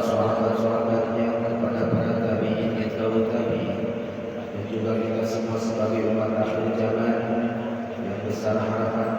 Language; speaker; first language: Indonesian; native; Indonesian